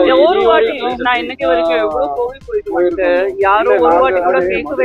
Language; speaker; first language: Tamil; non-native, fluent; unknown